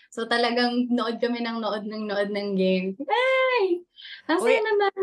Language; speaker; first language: Filipino; native; Filipino